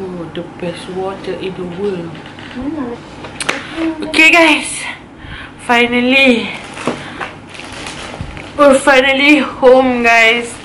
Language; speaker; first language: English; non-native, local second language; Malay